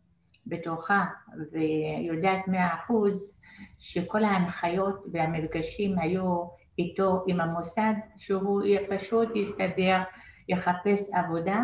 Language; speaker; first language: Hebrew; non-native, fluent; Arabic